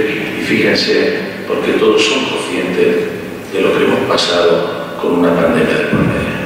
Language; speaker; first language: Spanish; native; Spanish